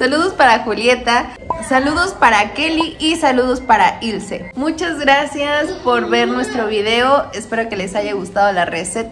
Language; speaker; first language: Spanish; native; Spanish